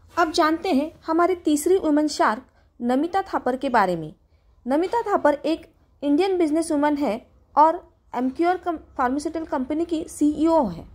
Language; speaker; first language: Hindi; non-native, local second language; Marathi